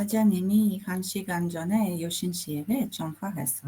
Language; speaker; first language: Korean; non-native, learner; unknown